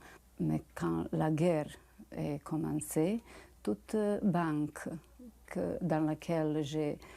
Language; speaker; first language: French; non-native, learner; Bosnian